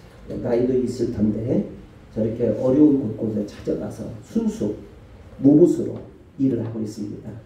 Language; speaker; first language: Korean; native; Korean